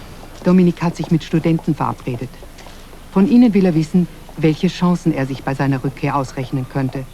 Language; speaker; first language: German; native; German